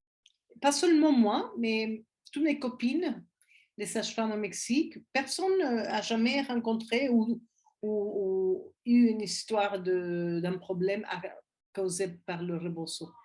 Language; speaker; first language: French; non-native, fluent; Spanish